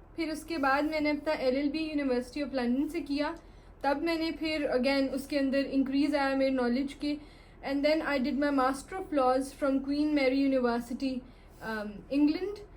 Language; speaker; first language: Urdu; native; Urdu